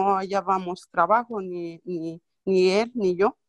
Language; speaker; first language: Spanish; non-native, local second language; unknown